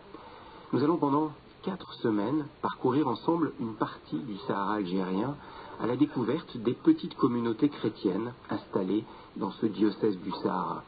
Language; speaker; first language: French; native; French